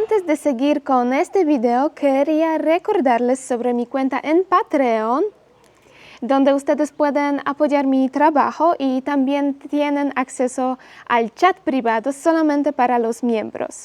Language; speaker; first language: Spanish; non-native, fluent; Polish